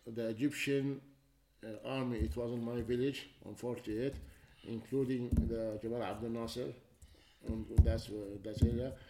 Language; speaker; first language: English; non-native, learner; Arabic